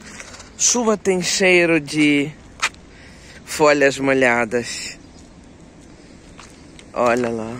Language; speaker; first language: Portuguese; non-native, local second language; Kabuverdianu